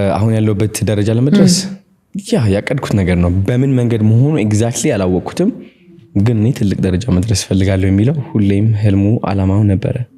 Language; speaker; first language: Amharic; non-native, local second language; Tigrinya